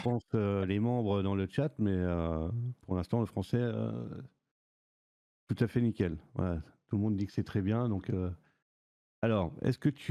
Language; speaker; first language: French; native; French